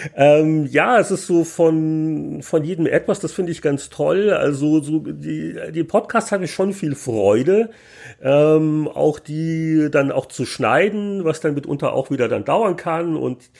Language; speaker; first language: German; native; German